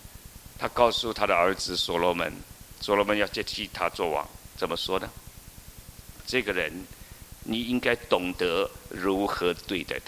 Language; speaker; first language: Chinese; native; Chinese